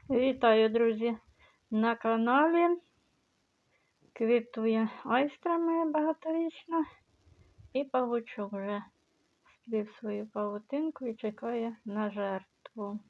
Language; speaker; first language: Ukrainian; native; Ukrainian